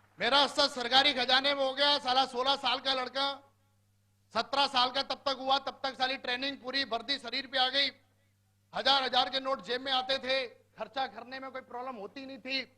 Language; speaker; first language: Hindi; native; Hindi